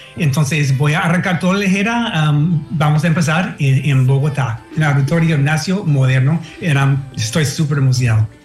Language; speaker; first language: Spanish; non-native, fluent; English